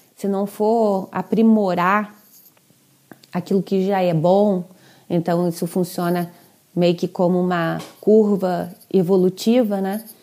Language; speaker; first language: Portuguese; native; Portuguese